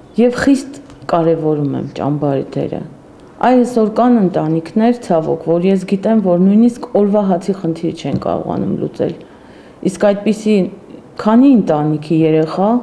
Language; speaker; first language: Armenian; native; Armenian